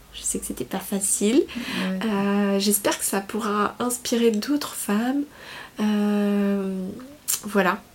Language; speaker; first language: French; native; French